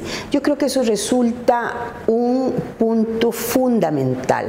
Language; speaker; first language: Spanish; native; Spanish